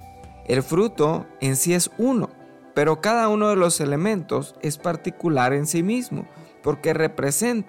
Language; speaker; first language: Spanish; native; Spanish